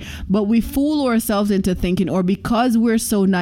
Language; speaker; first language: English; non-native, local second language; Jamaican Creole English